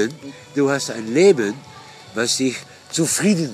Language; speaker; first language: German; non-native, fluent; Dutch